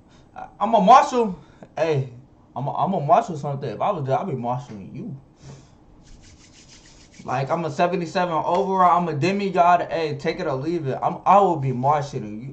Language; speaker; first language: English; native; English